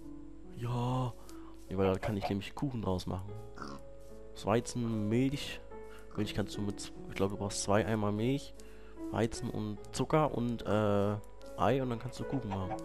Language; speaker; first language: German; native; German